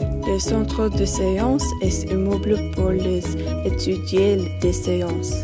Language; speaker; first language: French; non-native, learner; English